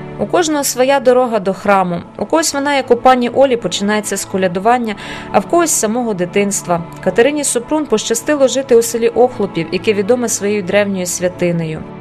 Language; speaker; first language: Ukrainian; native; Ukrainian